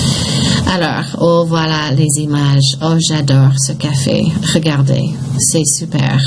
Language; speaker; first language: French; non-native, fluent; English